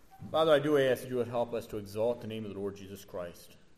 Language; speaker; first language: English; native; English